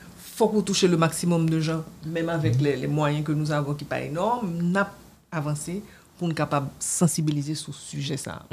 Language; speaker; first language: French; non-native, local second language; Haitian Creole